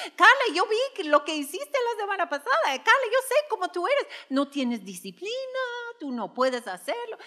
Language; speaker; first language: Spanish; non-native, fluent; English